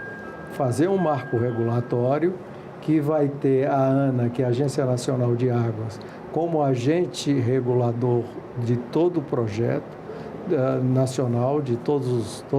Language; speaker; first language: Portuguese; native; Portuguese